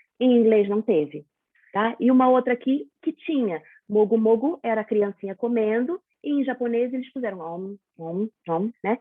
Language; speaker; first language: Portuguese; native; Portuguese